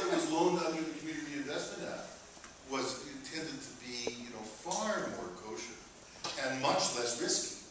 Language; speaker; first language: English; native; English